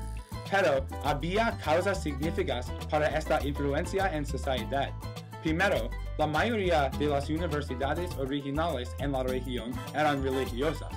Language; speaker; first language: Spanish; non-native, learner; English